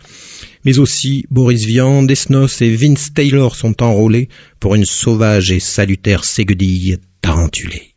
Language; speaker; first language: French; native; French